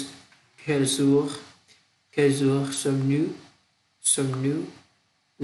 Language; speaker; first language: French; non-native, learner; Vietnamese